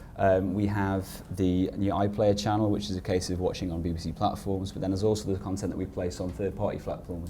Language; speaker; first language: English; native; English